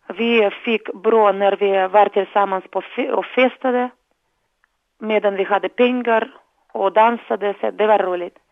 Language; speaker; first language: Swedish; non-native, fluent; Russian